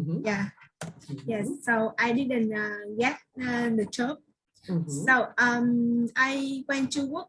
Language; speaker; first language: English; non-native, learner; Vietnamese